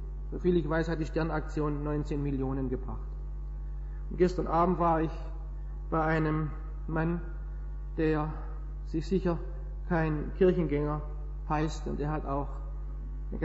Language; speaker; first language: German; native; German